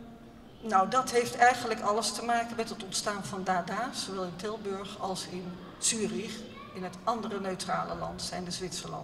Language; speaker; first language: Dutch; native; Dutch